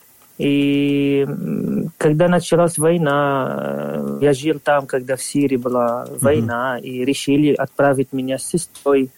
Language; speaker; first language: Russian; non-native, fluent; Arabic